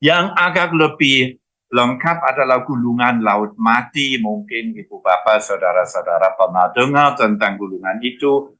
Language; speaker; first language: Indonesian; non-native, fluent; German